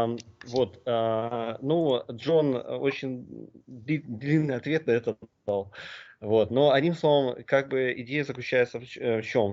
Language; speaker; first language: Russian; native; Russian